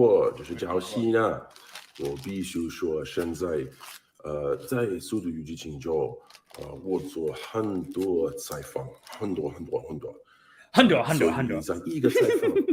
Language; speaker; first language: Chinese; non-native, learner; English